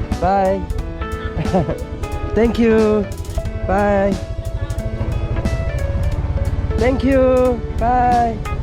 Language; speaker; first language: English; non-native, learner; Korean